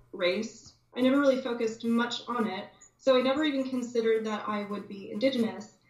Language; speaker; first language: English; native; English